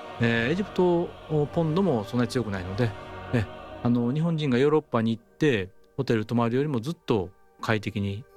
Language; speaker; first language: Japanese; native; Japanese